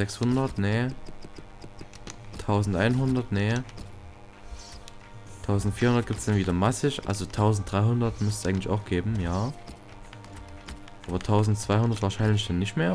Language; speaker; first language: German; native; German